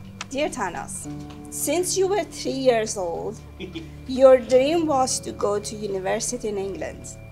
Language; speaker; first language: English; non-native, fluent; Persian